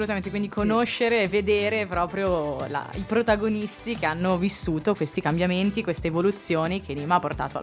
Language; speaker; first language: Italian; native; Italian